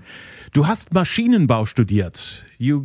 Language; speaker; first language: German; native; German